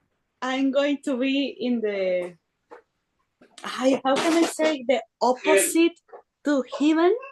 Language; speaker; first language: English; non-native, learner; Spanish